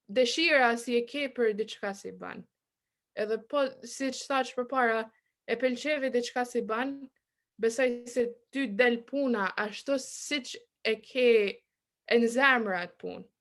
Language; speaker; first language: Albanian; early bilingual, other home language; English